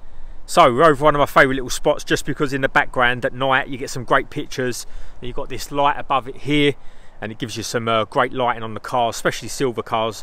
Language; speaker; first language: English; native; English